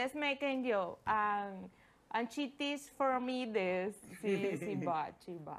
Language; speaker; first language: English; non-native, learner; Spanish